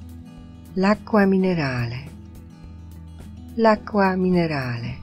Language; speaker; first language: Italian; non-native, fluent; Polish